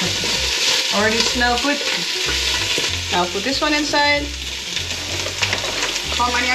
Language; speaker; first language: English; non-native, learner; Dutch